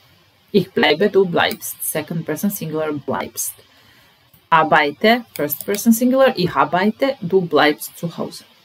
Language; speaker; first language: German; non-native, fluent; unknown